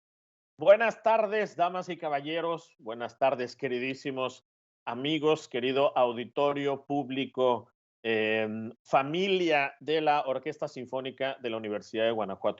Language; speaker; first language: Spanish; native; Spanish